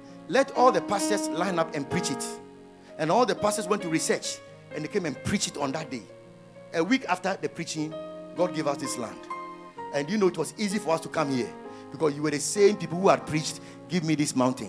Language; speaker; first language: English; non-native, local second language; Ewe